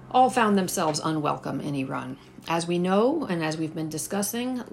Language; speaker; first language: English; early bilingual, heritage; Persian